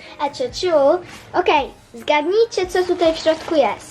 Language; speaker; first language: Polish; early bilingual, heritage; Polish